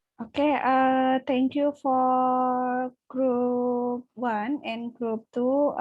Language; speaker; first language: English; non-native, learner; Indonesian